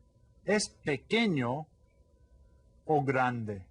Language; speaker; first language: Spanish; non-native, fluent; English